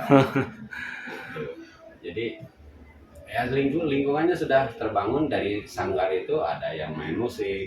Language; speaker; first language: Indonesian; non-native, local second language; Sundanese